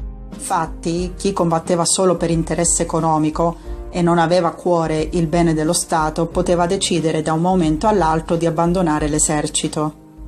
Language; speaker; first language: Italian; native; Italian